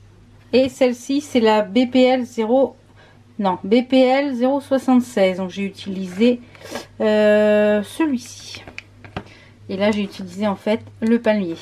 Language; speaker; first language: French; native; French